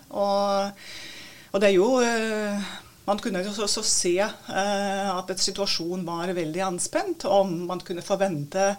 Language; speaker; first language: Norwegian; non-native, fluent; Latvian